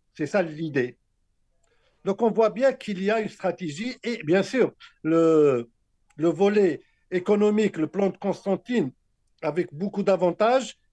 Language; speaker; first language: French; non-native, local second language; Arabic